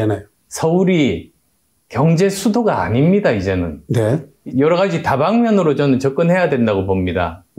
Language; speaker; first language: Korean; native; Korean